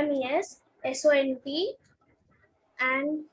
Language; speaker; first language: French; non-native, learner; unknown